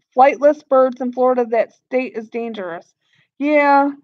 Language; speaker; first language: English; native; English